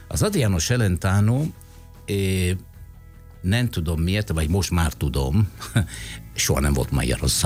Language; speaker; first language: Hungarian; non-native, fluent; Italian